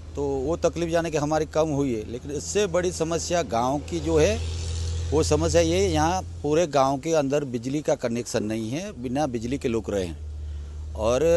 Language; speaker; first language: Hindi; non-native, local second language; Kachhi